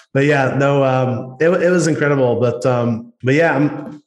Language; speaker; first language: English; non-native, fluent; Dutch